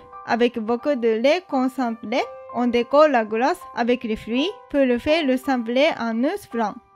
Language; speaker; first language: French; non-native, fluent; Japanese